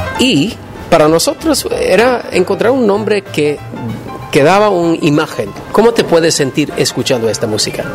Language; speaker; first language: Spanish; non-native, fluent; Swedish